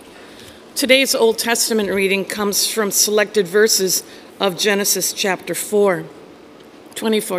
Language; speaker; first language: English; native; English